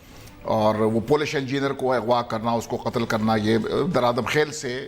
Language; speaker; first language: Urdu; native; Urdu